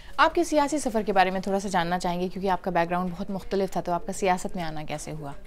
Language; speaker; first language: Urdu; native; Urdu